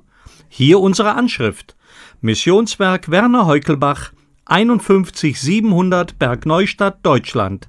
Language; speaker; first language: German; native; German